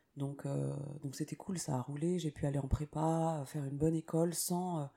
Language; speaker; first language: French; native; French